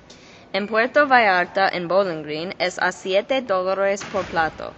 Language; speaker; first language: Spanish; non-native, learner; English